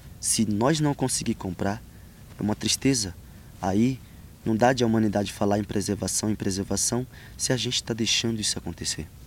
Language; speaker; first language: Portuguese; non-native, local second language; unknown